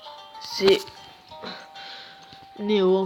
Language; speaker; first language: French; native; French